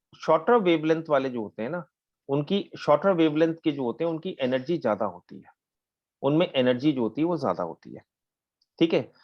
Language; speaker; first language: Hindi; native; Hindi